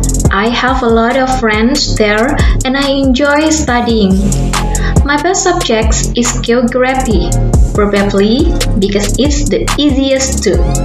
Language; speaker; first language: English; non-native, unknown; Indonesian